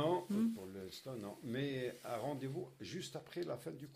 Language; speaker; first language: French; non-native, learner; Arabic